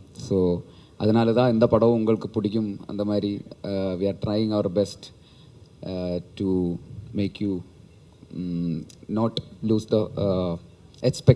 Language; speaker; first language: Tamil; non-native, learner; Malayalam